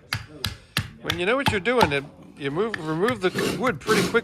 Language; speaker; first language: English; native; English